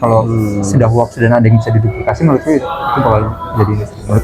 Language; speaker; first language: Indonesian; native; Indonesian